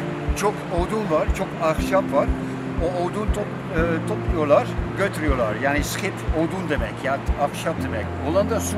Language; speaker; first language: Turkish; non-native, fluent; Dutch